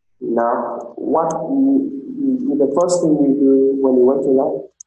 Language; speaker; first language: English; non-native, learner; Vietnamese